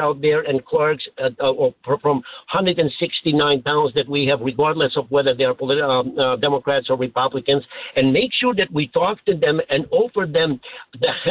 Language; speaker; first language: English; non-native, fluent; Albanian